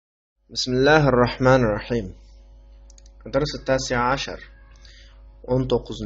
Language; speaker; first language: Arabic; non-native, fluent; Uyghur